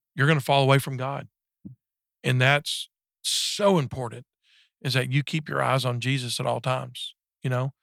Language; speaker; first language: English; native; English